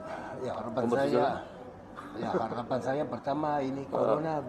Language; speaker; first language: Indonesian; non-native, fluent; Spanish